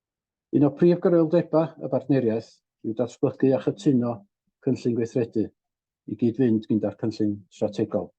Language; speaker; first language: Welsh; native; Welsh